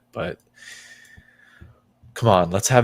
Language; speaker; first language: English; native; English